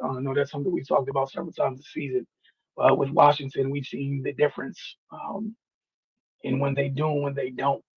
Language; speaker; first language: English; native; English